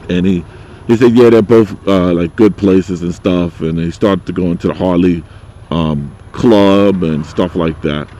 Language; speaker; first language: English; native; English